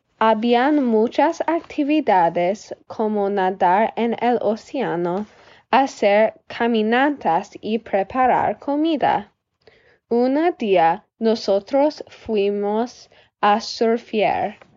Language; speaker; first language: Spanish; non-native, learner; English